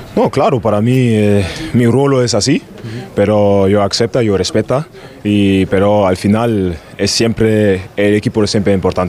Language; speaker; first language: Spanish; non-native, learner; German